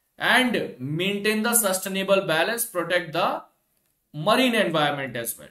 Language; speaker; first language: English; non-native, local second language; Hindi